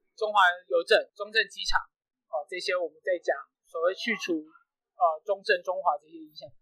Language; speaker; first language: Chinese; native; Chinese